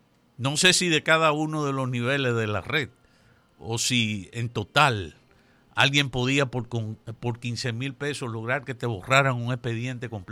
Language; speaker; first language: Spanish; native; Spanish